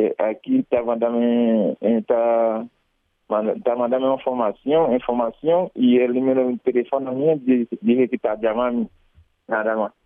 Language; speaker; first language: Spanish; non-native, learner; Haitian Creole